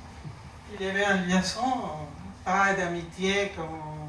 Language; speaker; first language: French; non-native, learner; Spanish